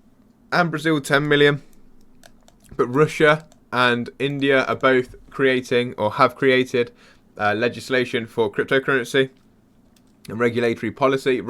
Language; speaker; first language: English; native; English